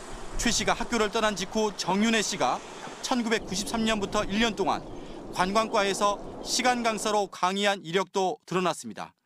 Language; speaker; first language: Korean; native; Korean